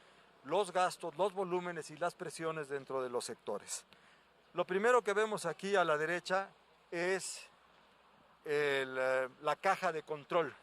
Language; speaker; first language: Spanish; native; Spanish